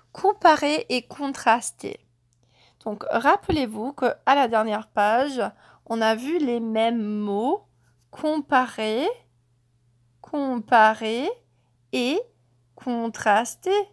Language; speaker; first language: French; non-native, fluent; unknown